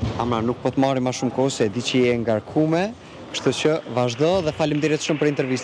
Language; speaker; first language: Albanian; native; Albanian